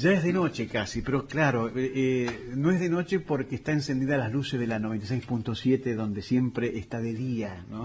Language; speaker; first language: Spanish; native; Spanish